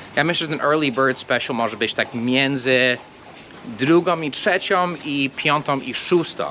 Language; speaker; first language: Polish; non-native, fluent; English